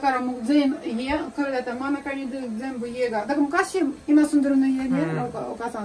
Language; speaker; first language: Japanese; non-native, learner; Russian